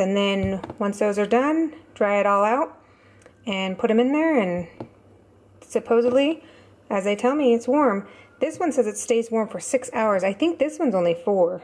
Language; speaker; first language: English; native; English